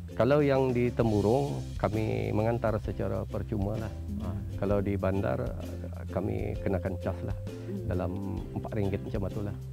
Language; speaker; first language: Malay; native; Malay